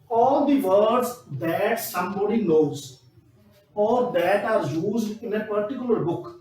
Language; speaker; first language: English; non-native, local second language; Punjabi